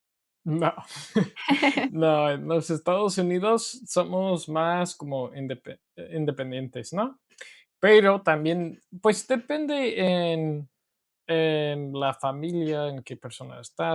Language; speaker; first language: Spanish; non-native, learner; English